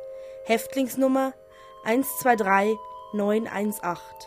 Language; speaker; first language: German; native; German